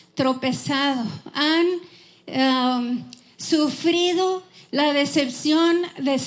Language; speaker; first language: Spanish; non-native, fluent; English